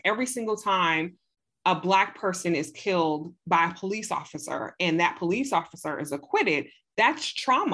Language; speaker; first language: English; native; English